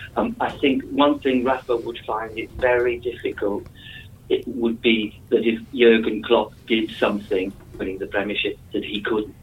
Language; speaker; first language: English; native; English